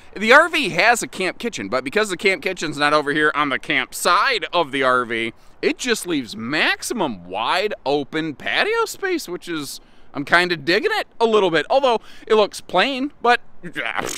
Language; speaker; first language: English; native; English